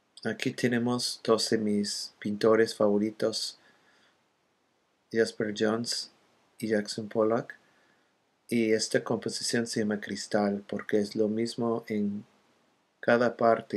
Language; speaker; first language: Spanish; non-native, fluent; English